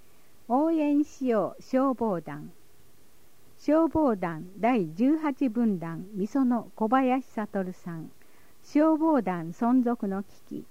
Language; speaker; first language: Japanese; native; Japanese